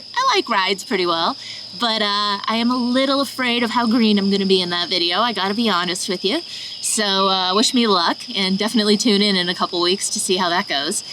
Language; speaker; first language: English; native; English